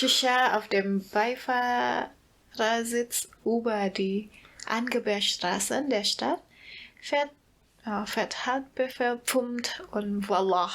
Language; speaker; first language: German; non-native, fluent; Indonesian